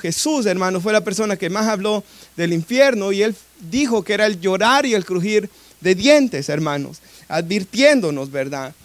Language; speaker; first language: Spanish; native; Spanish